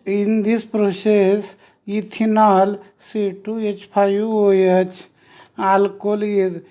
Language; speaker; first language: English; non-native, local second language; Marathi